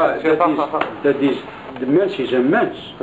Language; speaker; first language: Dutch; non-native, learner; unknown